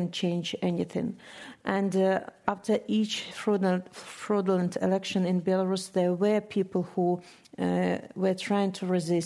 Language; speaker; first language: English; non-native, fluent; Russian